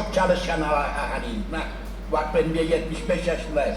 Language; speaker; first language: Turkish; early bilingual, other home language; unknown